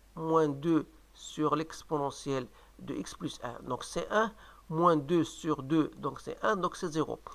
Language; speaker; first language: French; non-native, local second language; Arabic